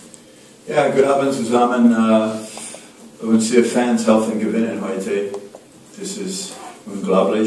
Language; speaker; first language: German; non-native, learner; English